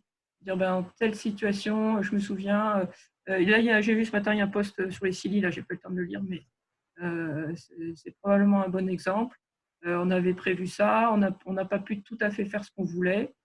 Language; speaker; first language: French; native; French